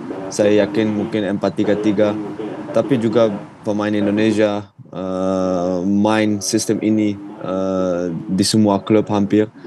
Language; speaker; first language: Indonesian; non-native, fluent; Dutch